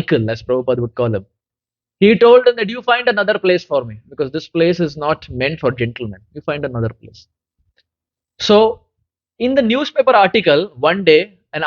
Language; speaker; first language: English; non-native, local second language; Hindi